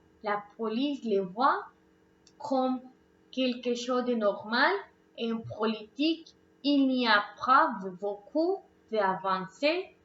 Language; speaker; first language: French; non-native, learner; Spanish